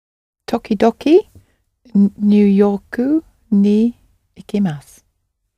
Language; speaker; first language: Japanese; non-native, learner; English